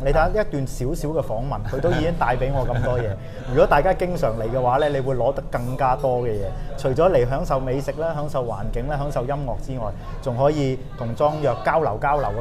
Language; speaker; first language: Cantonese; native; Cantonese